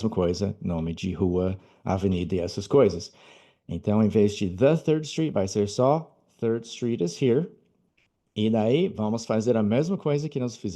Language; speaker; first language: Portuguese; non-native, fluent; English